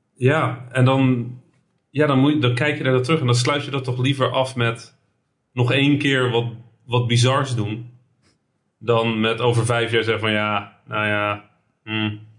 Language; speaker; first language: Dutch; early bilingual, other home language; Arabic